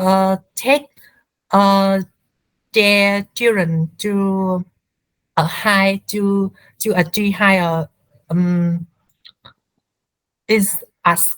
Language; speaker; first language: English; non-native, learner; Vietnamese